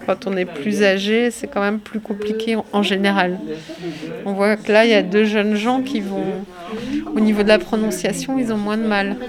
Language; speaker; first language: French; native; French